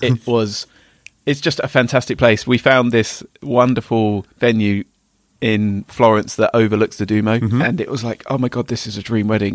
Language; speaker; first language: English; native; English